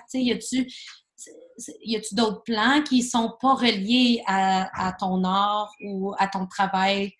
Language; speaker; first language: French; native; French